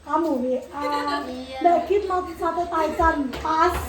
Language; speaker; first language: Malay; non-native, local second language; Javanese